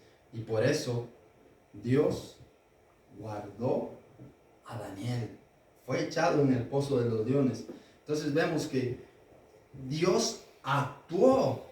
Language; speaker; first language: Spanish; native; Spanish